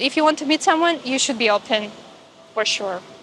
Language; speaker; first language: English; non-native, fluent; Russian